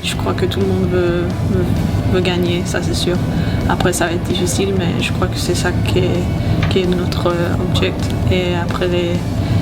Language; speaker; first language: French; early bilingual, heritage; Swedish